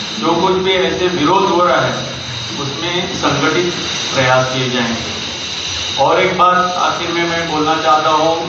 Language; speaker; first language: Hindi; non-native, local second language; Konkani